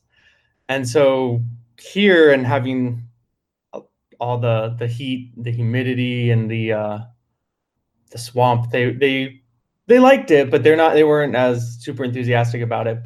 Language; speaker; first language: English; native; English